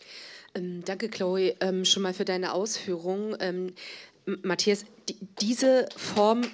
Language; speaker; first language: German; native; German